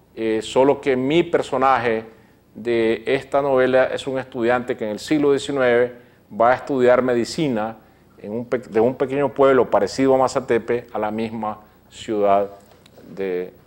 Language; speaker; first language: Spanish; native; Spanish